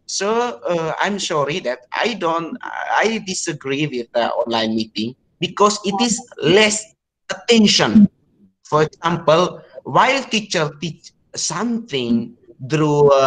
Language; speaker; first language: English; non-native, learner; Indonesian